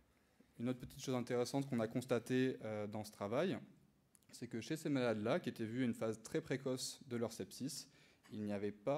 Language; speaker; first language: French; native; French